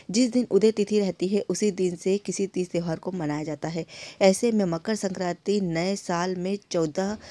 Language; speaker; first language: Hindi; native; Hindi